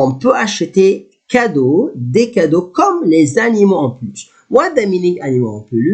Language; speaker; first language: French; non-native, fluent; Arabic